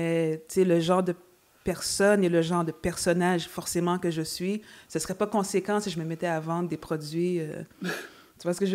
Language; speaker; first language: French; native; French